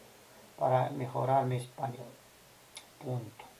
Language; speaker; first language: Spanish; non-native, learner; Arabic